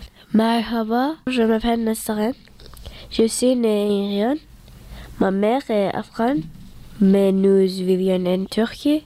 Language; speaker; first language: French; early bilingual, other home language; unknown